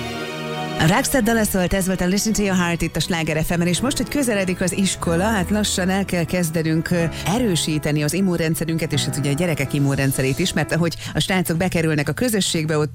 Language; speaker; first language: Hungarian; native; Hungarian